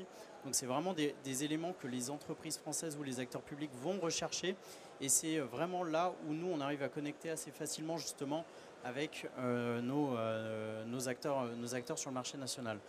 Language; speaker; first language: French; native; French